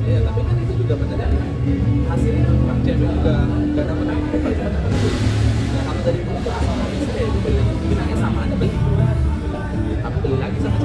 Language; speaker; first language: Indonesian; non-native, learner; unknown